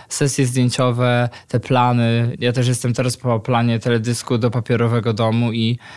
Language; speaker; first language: Polish; native; Polish